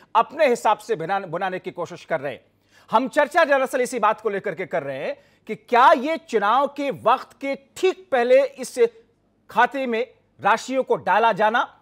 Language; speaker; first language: Hindi; native; Hindi